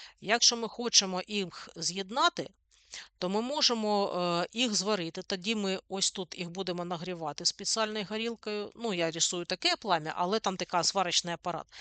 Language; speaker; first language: Ukrainian; non-native, local second language; Russian